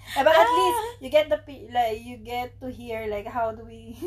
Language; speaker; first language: English; non-native, local second language; Filipino